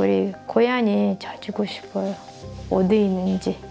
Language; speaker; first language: Korean; non-native, learner; Russian